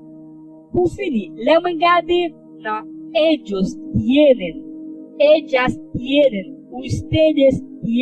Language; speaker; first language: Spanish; non-native, fluent; Haitian Creole